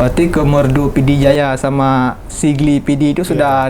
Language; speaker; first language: Indonesian; native; Indonesian